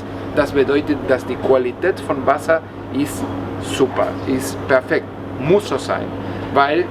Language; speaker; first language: German; non-native, learner; Spanish